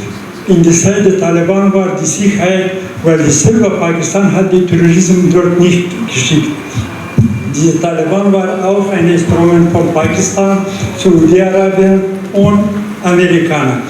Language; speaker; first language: German; non-native, learner; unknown